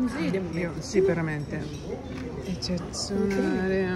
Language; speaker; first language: Italian; non-native, learner; Japanese